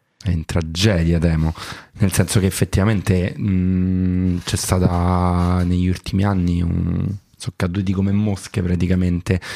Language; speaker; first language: Italian; native; Italian